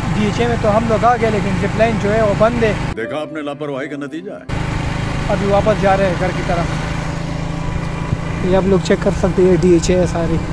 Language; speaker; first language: Urdu; non-native, local second language; Pashto